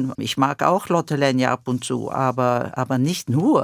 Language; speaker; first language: German; non-native, fluent; Swedish